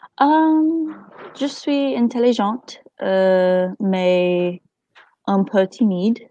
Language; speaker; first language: French; non-native, learner; English